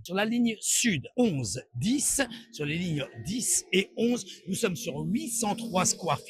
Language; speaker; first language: French; native; French